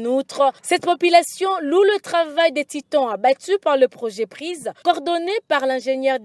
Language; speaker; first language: French; native; French